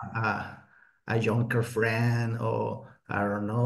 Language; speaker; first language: English; non-native, learner; Spanish